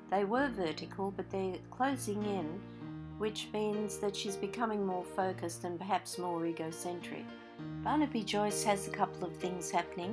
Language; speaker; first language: English; native; English